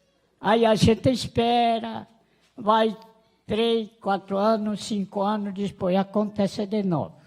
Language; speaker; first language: Portuguese; non-native, local second language; Guarani